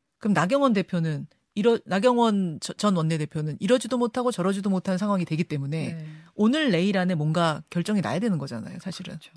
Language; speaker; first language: Korean; native; Korean